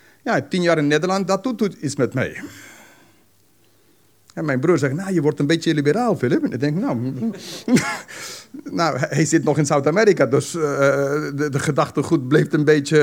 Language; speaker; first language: Dutch; non-native, fluent; English